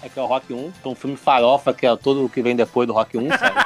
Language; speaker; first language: Portuguese; native; Portuguese